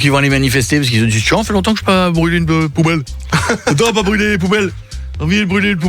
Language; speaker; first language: French; native; French